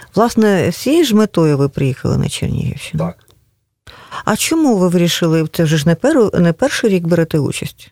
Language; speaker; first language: Ukrainian; native; Ukrainian